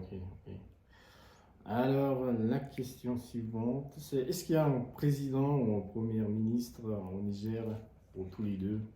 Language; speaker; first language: French; non-native, fluent; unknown